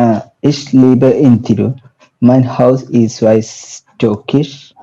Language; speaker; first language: German; non-native, learner; Malayalam